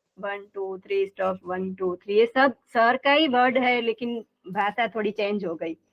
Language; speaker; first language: Hindi; non-native, local second language; Gujarati